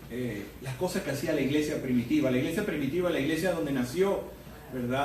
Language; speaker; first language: Spanish; native; Spanish